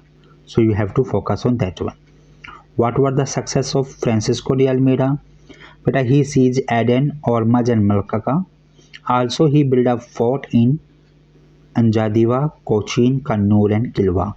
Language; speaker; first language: English; non-native, local second language; Hindi